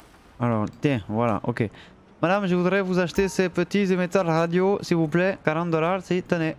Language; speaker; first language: French; native; French